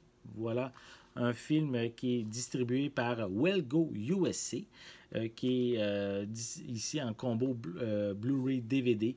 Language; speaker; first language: French; native; French